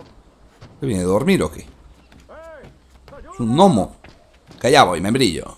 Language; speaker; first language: Spanish; native; Spanish